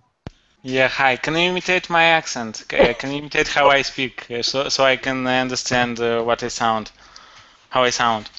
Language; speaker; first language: English; non-native, learner; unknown